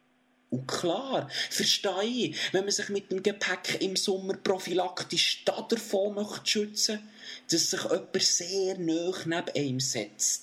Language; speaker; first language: German; native; German